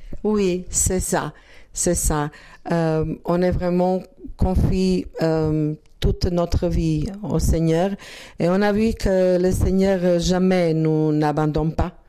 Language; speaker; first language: French; non-native, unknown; Croatian